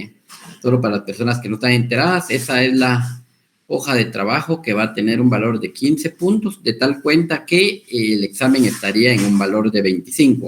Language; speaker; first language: Spanish; native; Spanish